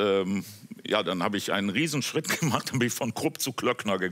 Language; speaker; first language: German; native; German